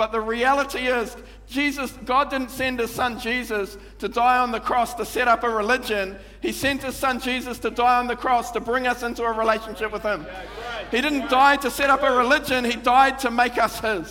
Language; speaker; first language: English; native; English